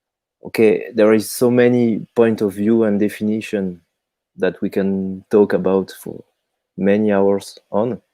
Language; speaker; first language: English; non-native, fluent; French